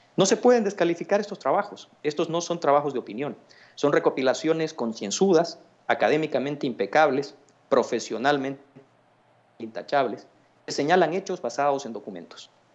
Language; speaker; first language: Spanish; native; Spanish